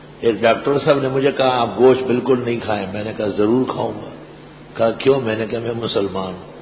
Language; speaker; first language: Urdu; non-native, local second language; Pashto